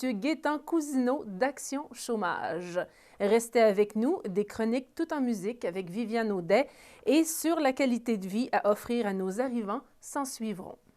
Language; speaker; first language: French; native; French